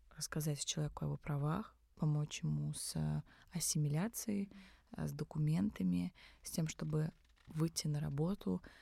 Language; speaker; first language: Russian; early bilingual, other home language; Tajik